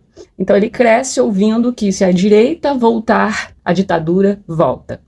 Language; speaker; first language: Portuguese; native; Portuguese